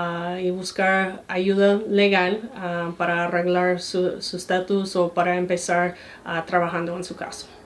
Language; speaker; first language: Spanish; non-native, fluent; English